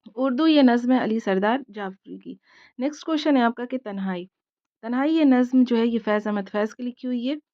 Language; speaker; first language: Urdu; native; Urdu